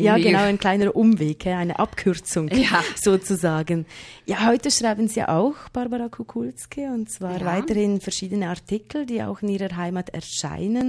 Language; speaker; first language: German; native; German